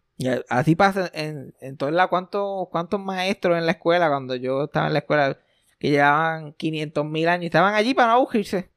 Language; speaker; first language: Spanish; native; Spanish